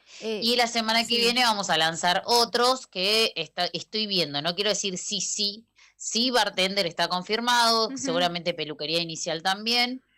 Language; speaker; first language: Spanish; native; Spanish